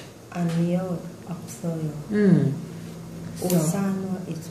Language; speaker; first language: Korean; non-native, learner; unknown